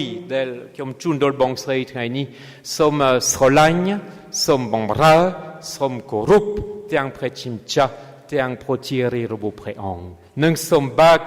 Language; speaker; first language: Khmer; non-native, fluent; French